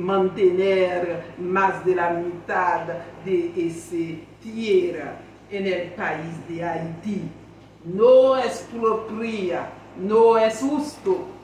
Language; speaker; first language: Spanish; non-native, learner; Haitian Creole